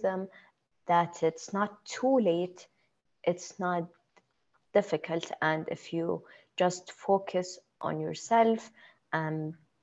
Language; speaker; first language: English; non-native, fluent; Arabic